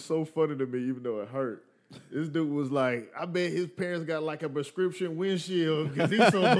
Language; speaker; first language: English; early bilingual, other home language; Spanish